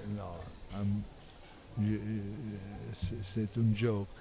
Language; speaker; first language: French; non-native, learner; Italian